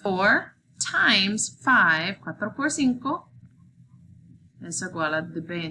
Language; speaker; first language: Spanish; non-native, learner; English